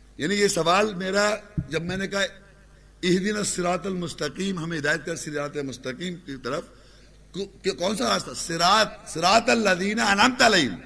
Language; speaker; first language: Urdu; native; Urdu